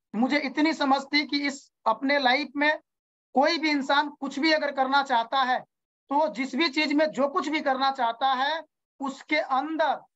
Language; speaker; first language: Hindi; native; Hindi